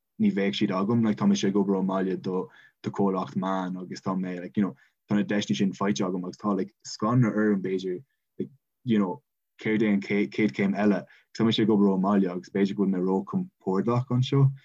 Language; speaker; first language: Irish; non-native, local second language; English